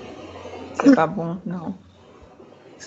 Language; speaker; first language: French; non-native, fluent; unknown